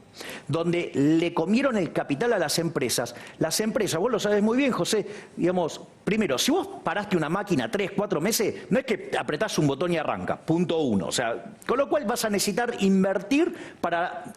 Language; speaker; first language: Spanish; native; Spanish